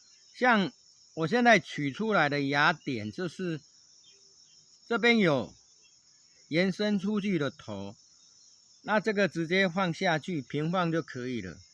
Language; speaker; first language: Chinese; non-native, local second language; Min Nan Chinese